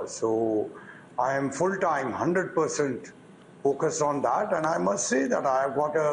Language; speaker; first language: English; non-native, local second language; Punjabi